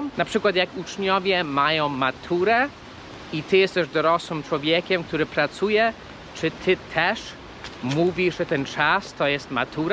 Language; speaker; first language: Polish; non-native, fluent; English